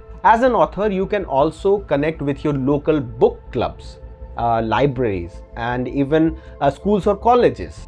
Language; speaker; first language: English; non-native, local second language; Hindi